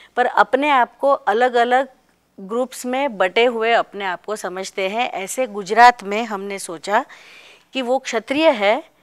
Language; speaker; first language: Hindi; non-native, local second language; Marathi